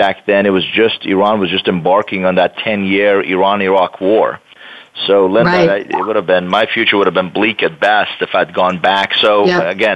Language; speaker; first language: English; non-native, fluent; Persian